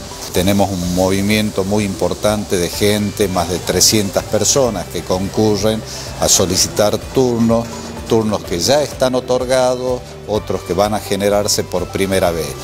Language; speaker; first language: Spanish; native; Spanish